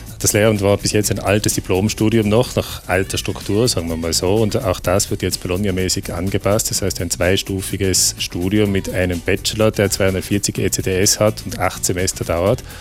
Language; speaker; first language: German; native; German